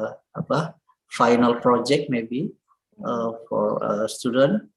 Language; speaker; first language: English; non-native, learner; Indonesian